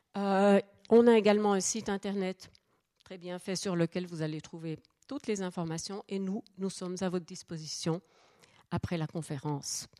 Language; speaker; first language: French; native; French